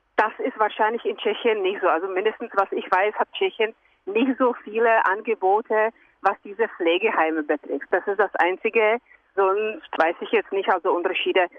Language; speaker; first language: German; non-native, fluent; Czech